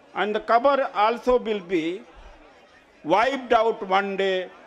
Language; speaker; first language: Hindi; native; Hindi